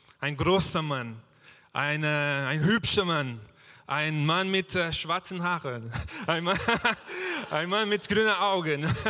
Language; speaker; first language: German; non-native, fluent; Portuguese